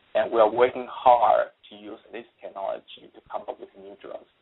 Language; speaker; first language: English; non-native, fluent; Chinese